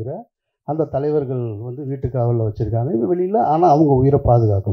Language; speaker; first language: Tamil; native; Tamil